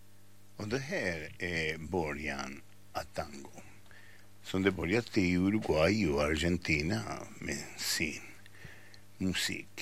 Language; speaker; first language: Swedish; non-native, fluent; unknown